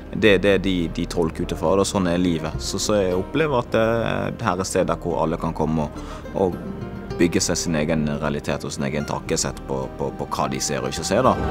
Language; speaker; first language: Norwegian; non-native, fluent; Swahili